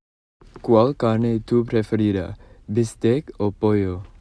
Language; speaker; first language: Spanish; non-native, learner; English